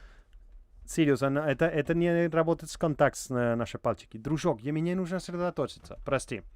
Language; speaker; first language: Russian; non-native, learner; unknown